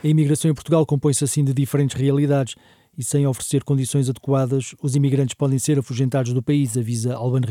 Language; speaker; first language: Portuguese; native; Portuguese